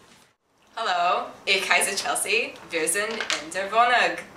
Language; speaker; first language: German; non-native, learner; English